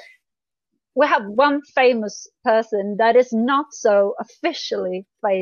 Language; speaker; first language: English; non-native, fluent; Swedish